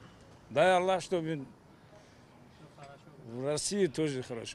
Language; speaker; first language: Russian; non-native, learner; Tajik